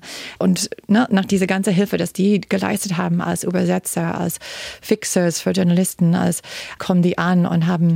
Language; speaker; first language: German; non-native, fluent; English